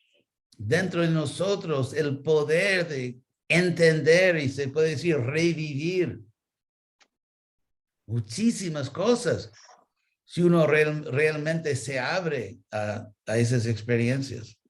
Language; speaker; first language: Spanish; non-native, fluent; English